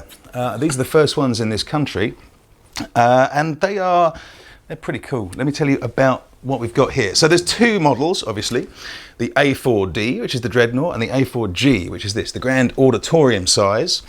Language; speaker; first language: English; native; English